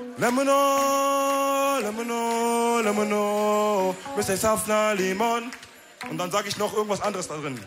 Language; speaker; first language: German; early bilingual, other home language; Wolof